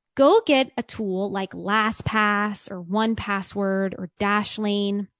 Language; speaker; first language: English; native; English